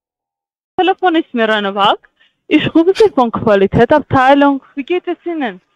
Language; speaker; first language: German; non-native, learner; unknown